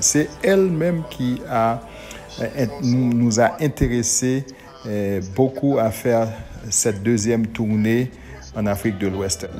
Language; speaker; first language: French; non-native, local second language; Haitian Creole